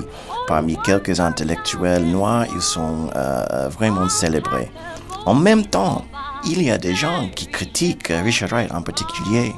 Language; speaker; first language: French; non-native, fluent; English